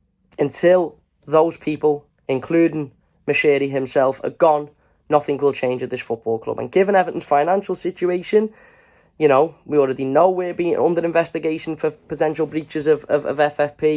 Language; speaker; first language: English; native; English